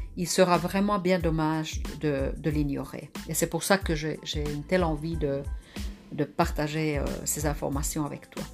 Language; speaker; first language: French; non-native, fluent; Finnish